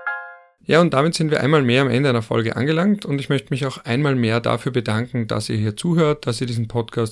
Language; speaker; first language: German; native; German